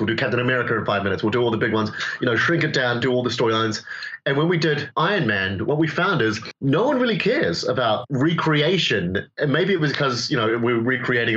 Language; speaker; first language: English; native; English